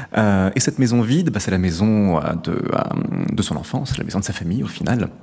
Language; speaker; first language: French; native; French